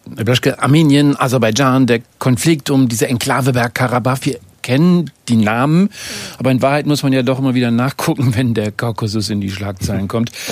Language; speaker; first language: German; native; German